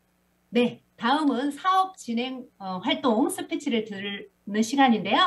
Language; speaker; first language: Korean; native; Korean